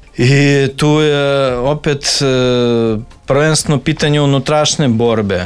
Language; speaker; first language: Serbian; non-native, fluent; Russian